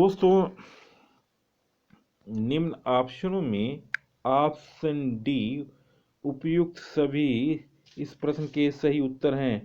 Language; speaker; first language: Hindi; native; Hindi